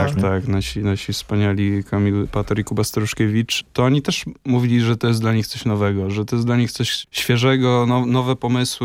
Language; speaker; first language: Polish; native; Polish